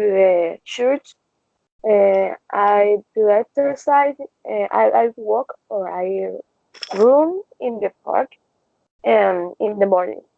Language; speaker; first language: English; non-native, learner; Spanish